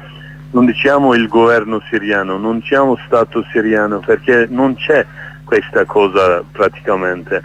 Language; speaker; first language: Italian; non-native, learner; Kurdish